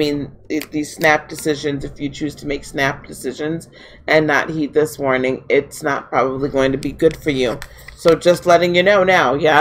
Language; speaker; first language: English; native; English